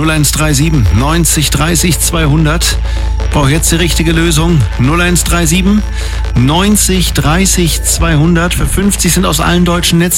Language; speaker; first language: German; native; German